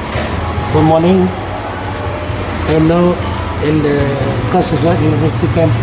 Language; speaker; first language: English; non-native, learner; Indonesian